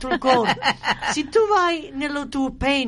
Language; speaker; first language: Italian; early bilingual, heritage; Italian